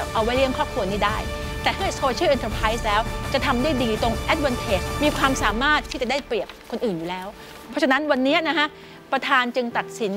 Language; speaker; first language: Thai; native; Thai